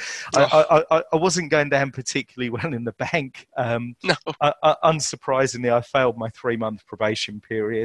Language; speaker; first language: English; native; English